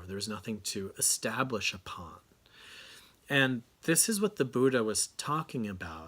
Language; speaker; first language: English; native; English